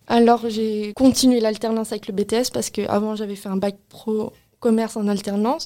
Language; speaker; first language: French; native; French